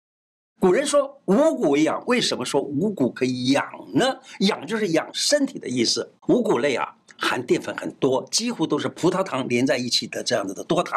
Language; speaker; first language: Chinese; native; Chinese